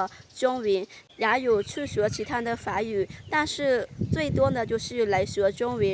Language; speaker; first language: Chinese; non-native, fluent; Lao